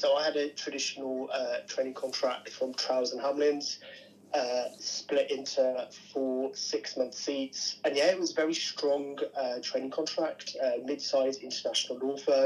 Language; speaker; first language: English; native; English